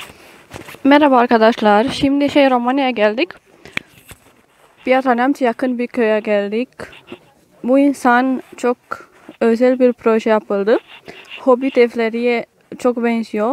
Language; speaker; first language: Turkish; non-native, learner; Romanian